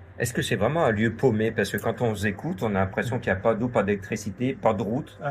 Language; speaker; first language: French; native; French